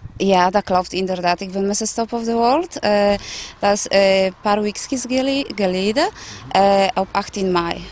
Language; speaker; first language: Dutch; non-native, fluent; Polish